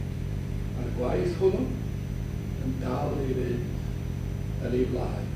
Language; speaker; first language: Welsh; native; Welsh